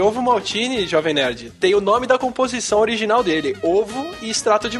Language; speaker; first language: Portuguese; native; Portuguese